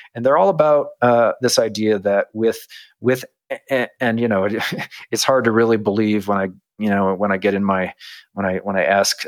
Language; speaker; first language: English; native; English